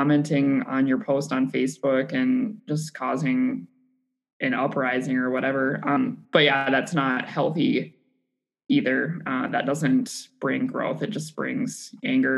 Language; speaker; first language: English; native; English